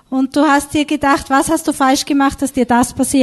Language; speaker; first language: German; native; German